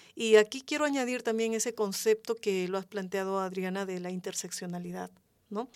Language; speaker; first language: Spanish; native; Spanish